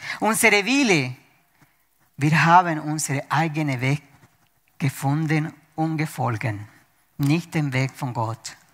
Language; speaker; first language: German; non-native, fluent; Spanish